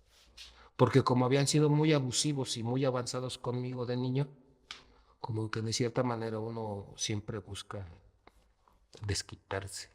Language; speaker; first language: Spanish; native; Spanish